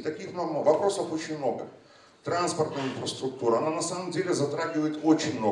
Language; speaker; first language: Russian; native; Russian